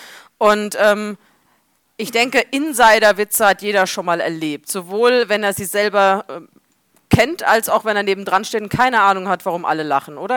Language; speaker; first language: German; native; German